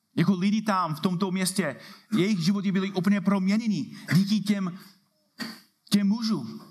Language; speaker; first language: Czech; non-native, fluent; English